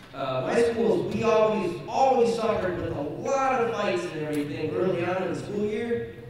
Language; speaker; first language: English; native; English